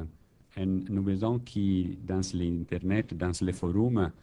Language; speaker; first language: French; non-native, learner; Italian